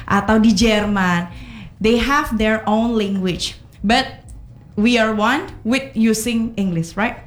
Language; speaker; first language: English; non-native, learner; Indonesian